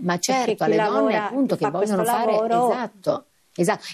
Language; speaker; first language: Italian; native; Italian